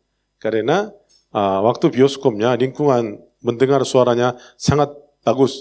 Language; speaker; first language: Indonesian; non-native, learner; Korean